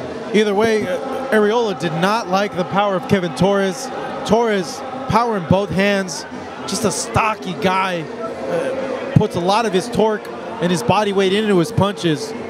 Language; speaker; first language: English; native; English